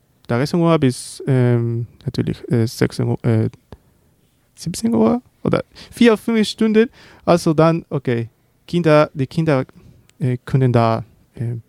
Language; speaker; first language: German; non-native, learner; Spanish